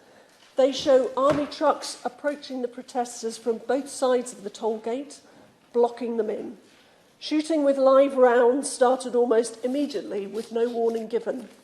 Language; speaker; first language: English; native; English